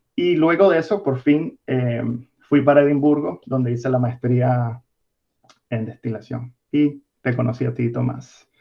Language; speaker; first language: Spanish; native; Spanish